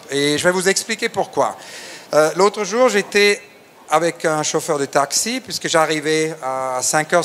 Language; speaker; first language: French; native; French